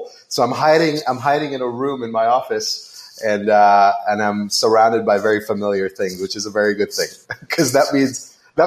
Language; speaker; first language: English; non-native, local second language; Hindi